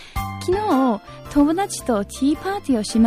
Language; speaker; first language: Japanese; non-native, learner; English